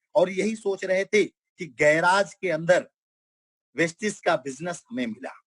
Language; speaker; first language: Hindi; non-native, local second language; Bhojpuri